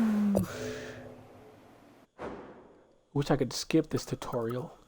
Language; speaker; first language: English; native; English